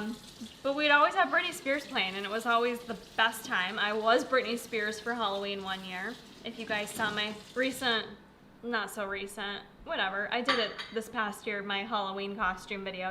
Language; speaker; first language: English; native; English